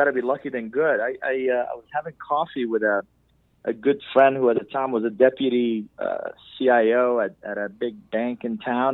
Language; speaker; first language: English; non-native, fluent; Persian